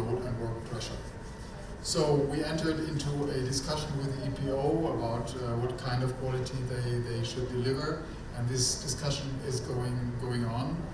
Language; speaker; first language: English; non-native, fluent; German